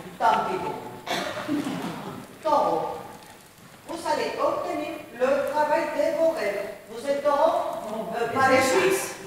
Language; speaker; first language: French; non-native, learner; Spanish